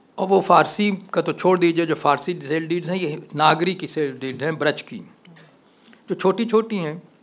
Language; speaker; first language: Hindi; native; Hindi